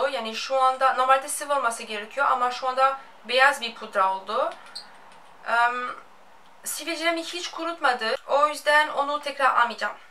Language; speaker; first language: Turkish; non-native, fluent; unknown